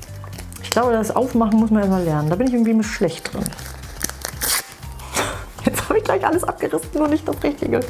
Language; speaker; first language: German; native; German